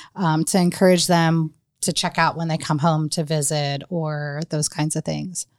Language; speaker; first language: English; native; English